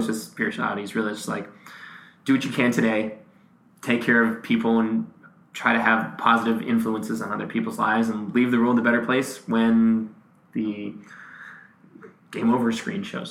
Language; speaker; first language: English; native; English